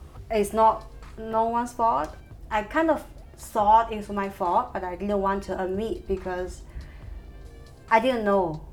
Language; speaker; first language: English; non-native, fluent; Chinese